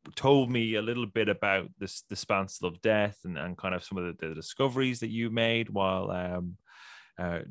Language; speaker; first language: English; native; English